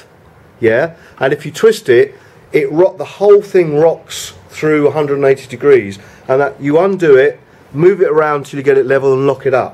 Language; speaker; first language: English; native; English